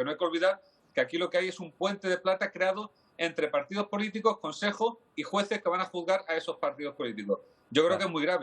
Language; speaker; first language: Spanish; native; Spanish